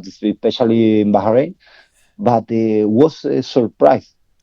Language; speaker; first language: English; non-native, learner; Spanish